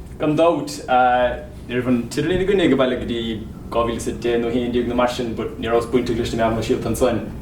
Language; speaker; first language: Irish; native; Irish